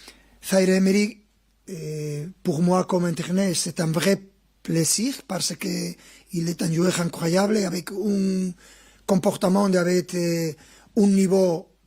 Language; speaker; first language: French; non-native, fluent; Spanish